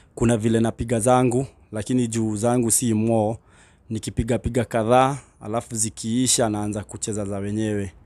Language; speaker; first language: Swahili; non-native, local second language; Kikuyu